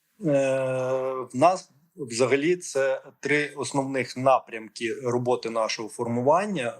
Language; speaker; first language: Ukrainian; native; Ukrainian